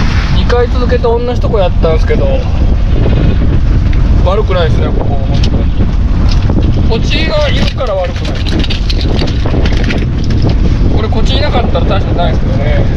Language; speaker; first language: Japanese; native; Japanese